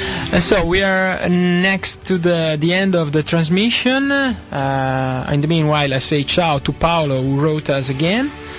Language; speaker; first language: English; non-native, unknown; Italian